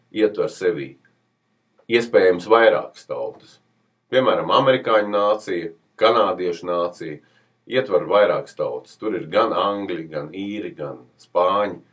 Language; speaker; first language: Latvian; native; Latvian